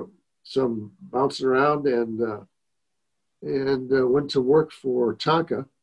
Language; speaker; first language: English; native; English